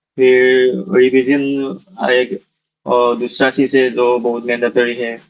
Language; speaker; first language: Hindi; non-native, local second language; Assamese